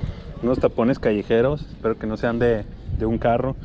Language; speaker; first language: Spanish; native; Spanish